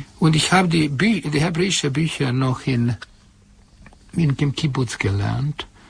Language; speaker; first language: German; non-native, fluent; Hungarian